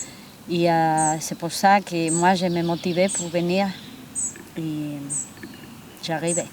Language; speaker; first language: French; non-native, fluent; Spanish